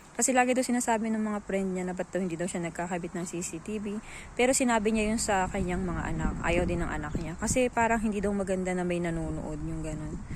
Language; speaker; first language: Filipino; native; Filipino